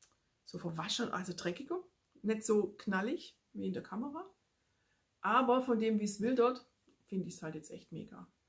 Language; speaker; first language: German; native; German